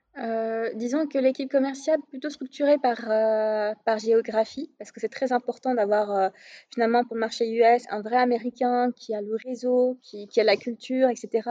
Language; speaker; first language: French; non-native, local second language; Arabic